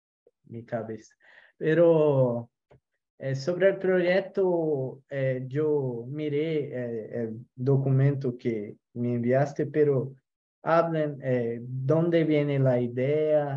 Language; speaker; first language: Spanish; non-native, local second language; Portuguese